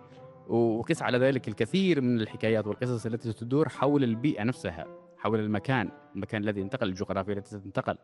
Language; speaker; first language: Arabic; non-native, local second language; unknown